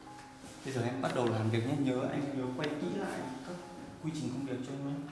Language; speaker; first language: Vietnamese; native; Vietnamese